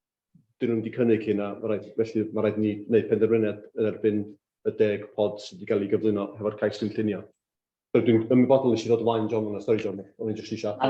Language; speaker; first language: Welsh; native; Welsh